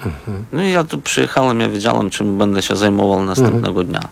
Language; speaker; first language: Polish; non-native, fluent; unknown